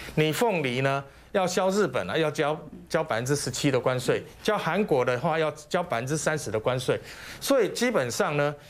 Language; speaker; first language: Chinese; native; Chinese